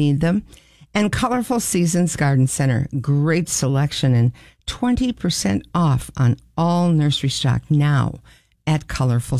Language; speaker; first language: English; native; English